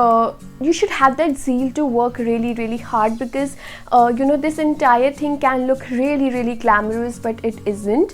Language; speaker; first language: English; non-native, local second language; Hindi